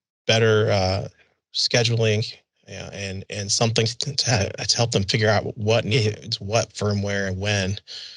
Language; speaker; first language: English; native; English